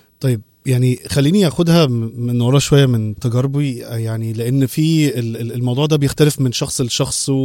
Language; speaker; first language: Arabic; early bilingual, heritage; Arabic